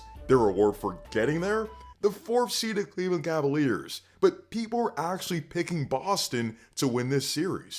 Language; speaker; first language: English; native; English